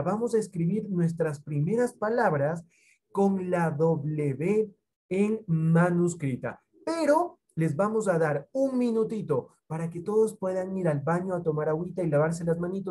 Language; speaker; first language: Spanish; native; Spanish